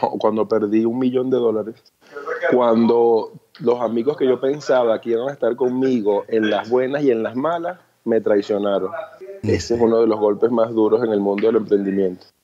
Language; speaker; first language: Spanish; early bilingual, other home language; Chinese